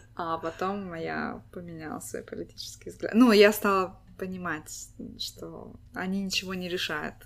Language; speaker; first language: Russian; native; Russian